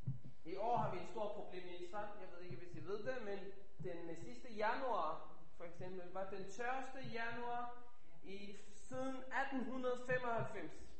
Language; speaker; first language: Danish; non-native, fluent; Hebrew